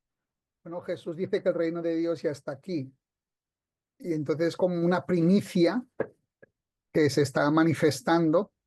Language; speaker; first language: Spanish; native; Spanish